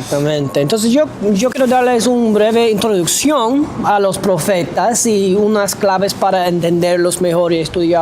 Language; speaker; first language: Spanish; non-native, fluent; English